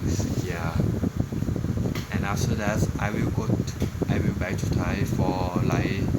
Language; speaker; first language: English; non-native, learner; Thai